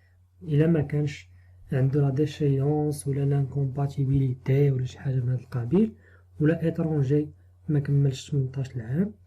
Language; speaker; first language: Arabic; native; Arabic